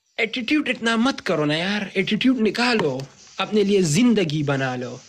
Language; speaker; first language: Urdu; non-native, local second language; Pashto